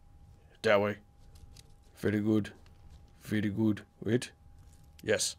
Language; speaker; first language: English; native; English